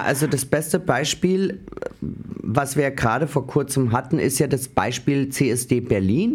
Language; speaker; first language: German; native; German